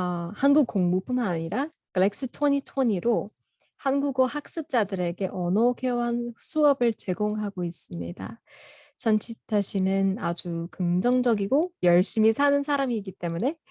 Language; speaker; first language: Korean; non-native, fluent; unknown